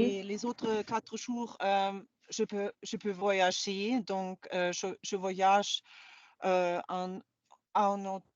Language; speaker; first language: French; non-native, fluent; German